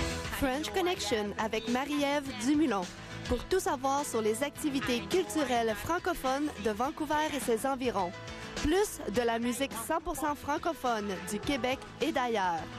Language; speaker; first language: French; native; French